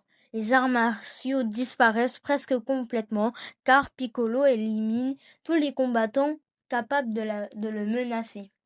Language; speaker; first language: French; native; French